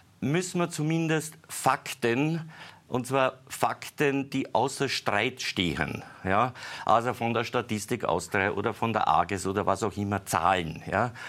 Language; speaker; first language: German; native; German